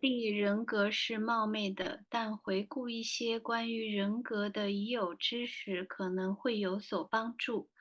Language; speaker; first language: Chinese; native; Chinese